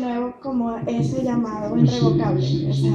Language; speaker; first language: Spanish; native; Spanish